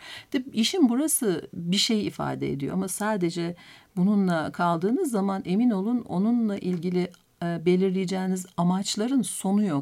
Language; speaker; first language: Turkish; native; Turkish